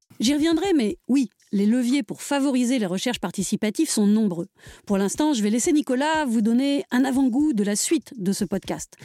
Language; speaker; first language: French; native; French